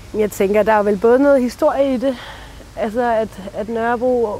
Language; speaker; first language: Danish; early bilingual, other home language; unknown